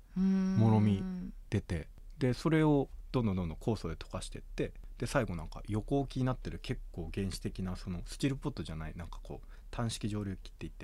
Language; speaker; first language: Japanese; native; Japanese